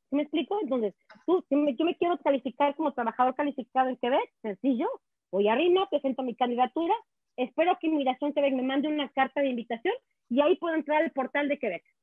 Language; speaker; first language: Spanish; native; Spanish